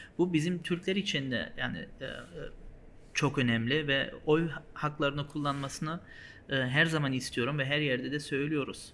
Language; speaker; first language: Turkish; early bilingual, heritage; Turkish